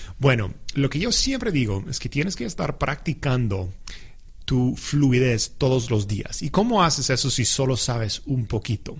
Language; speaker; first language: Spanish; non-native, fluent; English